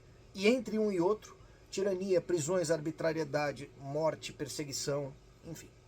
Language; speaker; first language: Portuguese; native; Portuguese